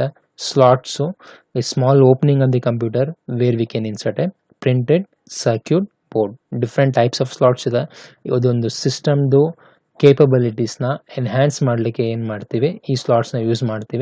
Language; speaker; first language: Kannada; native; Kannada